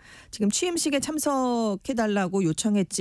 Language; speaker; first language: Korean; native; Korean